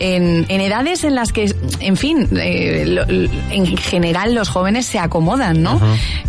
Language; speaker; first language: Spanish; native; Spanish